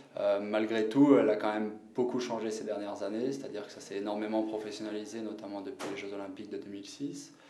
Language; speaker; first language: French; native; French